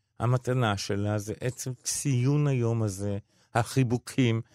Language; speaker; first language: Hebrew; native; Hebrew